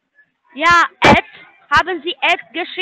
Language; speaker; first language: German; non-native, learner; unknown